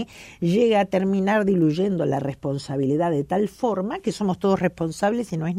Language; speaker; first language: Spanish; native; Spanish